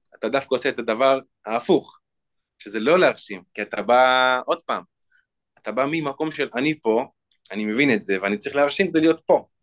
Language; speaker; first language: Hebrew; native; Hebrew